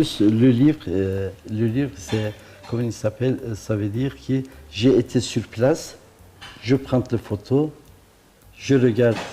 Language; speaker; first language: French; non-native, learner; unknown